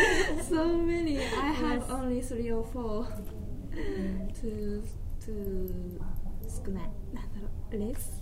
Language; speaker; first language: English; non-native, learner; Japanese